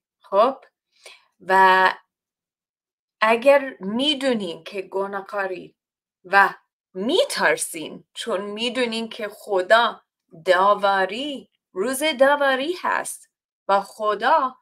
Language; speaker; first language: Persian; non-native, fluent; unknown